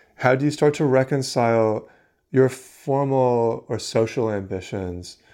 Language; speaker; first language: English; native; English